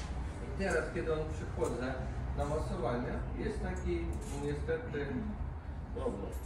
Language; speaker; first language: Polish; non-native, fluent; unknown